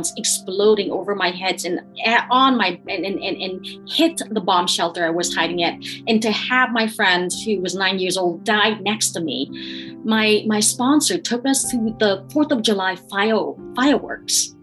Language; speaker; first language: English; early bilingual, other home language; Khmer